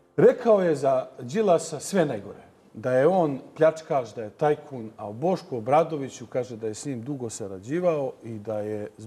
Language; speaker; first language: Serbian; native; Serbian